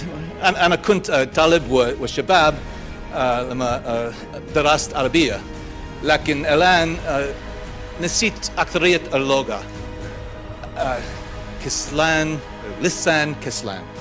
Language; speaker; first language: Arabic; non-native, learner; English